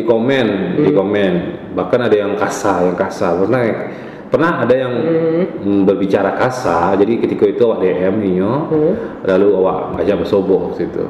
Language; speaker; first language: Indonesian; non-native, local second language; Minangkabau